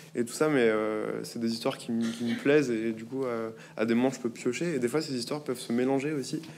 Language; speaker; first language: French; native; French